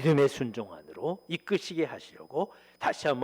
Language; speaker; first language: Korean; native; Korean